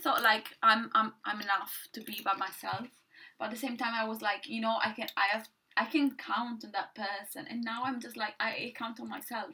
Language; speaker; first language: English; non-native, fluent; Italian